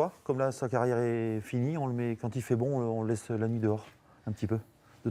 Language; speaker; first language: French; native; French